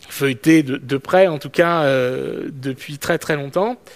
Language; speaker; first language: French; native; French